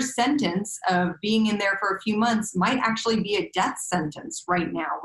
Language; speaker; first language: English; native; English